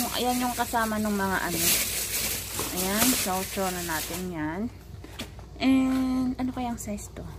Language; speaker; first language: Filipino; non-native, local second language; Iloko